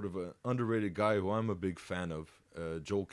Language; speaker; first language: English; native; English